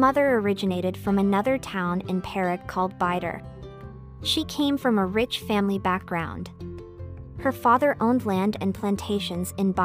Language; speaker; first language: English; non-native, local second language; Cantonese